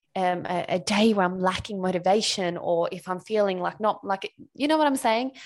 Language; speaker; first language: English; non-native, fluent; Swedish